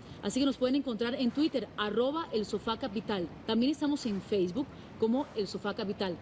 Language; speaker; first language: Spanish; native; Spanish